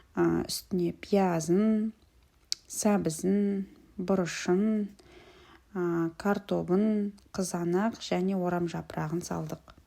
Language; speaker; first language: Kazakh; native; Kazakh